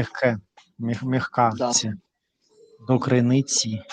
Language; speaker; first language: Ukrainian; non-native, learner; Russian